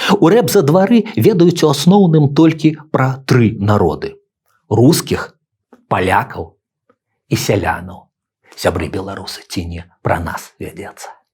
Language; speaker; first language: Belarusian; native; Belarusian